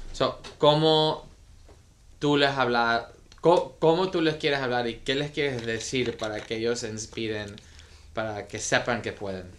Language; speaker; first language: Spanish; early bilingual, heritage; Spanish